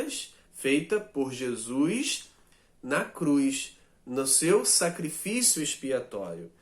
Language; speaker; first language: Portuguese; native; Portuguese